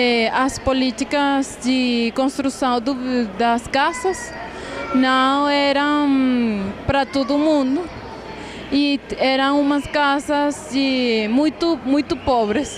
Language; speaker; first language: Portuguese; non-native, fluent; Spanish